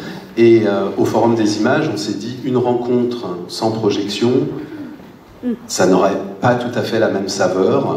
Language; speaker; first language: French; native; French